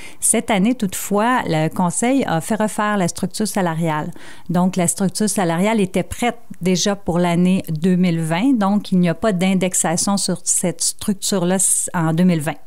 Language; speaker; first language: French; native; French